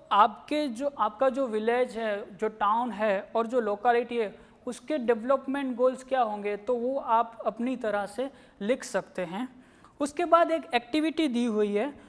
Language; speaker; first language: Hindi; non-native, local second language; Gujarati